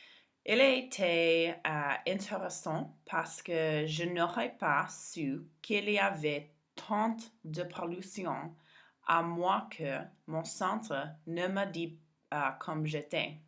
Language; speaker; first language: French; non-native, learner; English